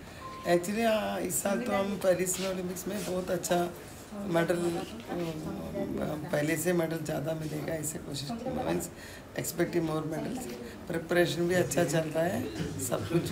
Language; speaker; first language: Hindi; non-native, local second language; Malayalam